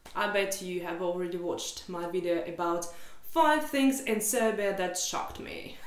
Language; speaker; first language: English; non-native, fluent; Russian